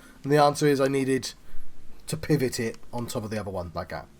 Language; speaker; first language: English; native; English